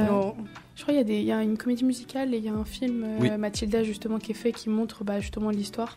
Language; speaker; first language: French; native; French